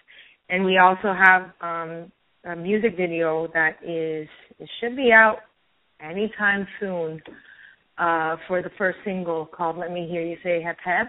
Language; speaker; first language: English; native; English